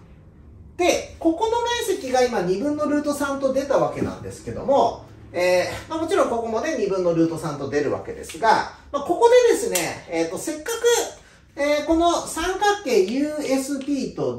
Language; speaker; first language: Japanese; native; Japanese